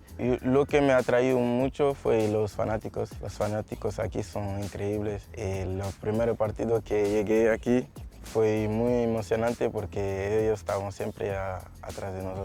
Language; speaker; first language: Spanish; non-native, learner; Portuguese